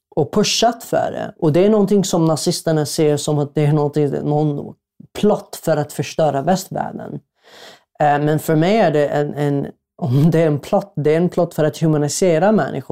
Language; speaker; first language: Swedish; non-native, fluent; Arabic